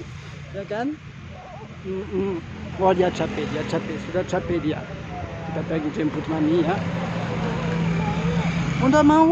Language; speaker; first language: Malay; non-native, fluent; French